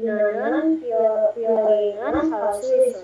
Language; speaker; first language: Korean; non-native, learner; Indonesian